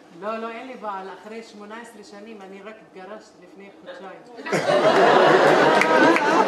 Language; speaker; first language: Hebrew; non-native, local second language; Arabic